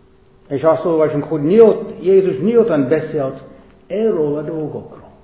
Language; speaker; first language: Hungarian; non-native, fluent; English